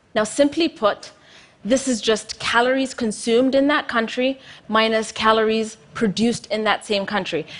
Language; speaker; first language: English; non-native, fluent; Amharic